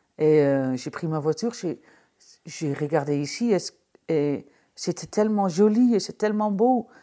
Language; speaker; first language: French; non-native, fluent; Dutch